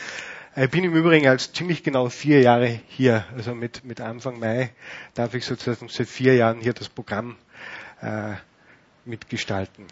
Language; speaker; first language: German; native; German